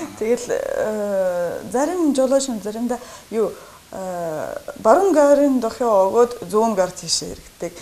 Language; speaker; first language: Mongolian; non-native, learner; Russian